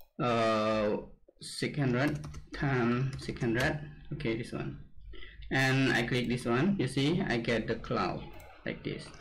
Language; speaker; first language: English; non-native, learner; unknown